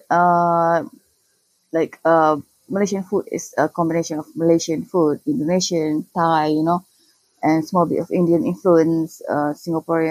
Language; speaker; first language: English; non-native, local second language; Malay